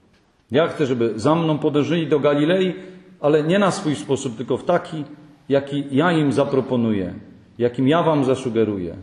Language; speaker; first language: Polish; native; Polish